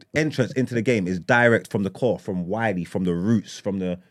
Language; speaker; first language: English; native; English